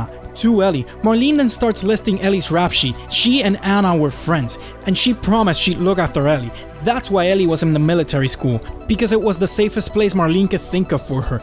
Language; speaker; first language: English; native; English